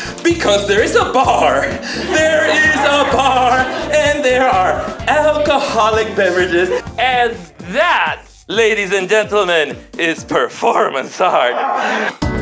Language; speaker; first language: English; non-native, local second language; Spanish